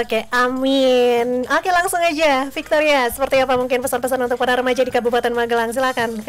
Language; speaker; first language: Indonesian; native; Indonesian